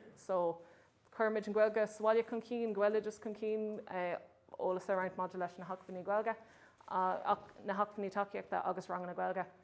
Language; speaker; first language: Irish; non-native, local second language; English